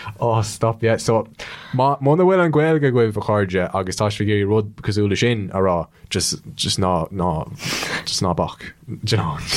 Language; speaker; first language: Irish; non-native, local second language; English